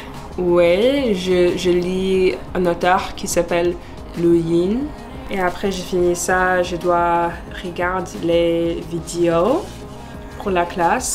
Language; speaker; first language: French; non-native, learner; English